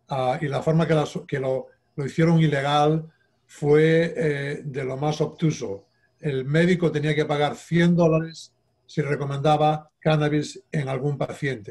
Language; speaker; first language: Spanish; native; Spanish